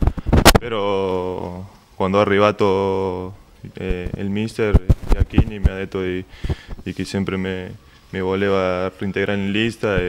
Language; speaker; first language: Italian; non-native, learner; Spanish